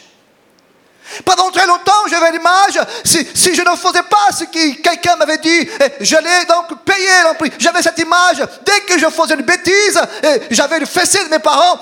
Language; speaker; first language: French; non-native, fluent; Portuguese